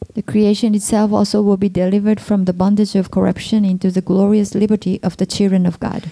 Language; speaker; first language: English; non-native, fluent; Japanese